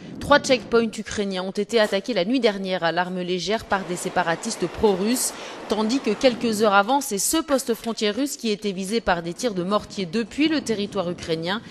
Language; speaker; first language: French; native; French